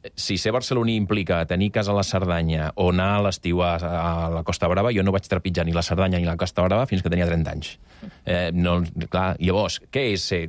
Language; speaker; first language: Catalan; native; Catalan